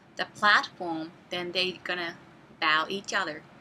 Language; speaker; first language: English; non-native, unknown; Japanese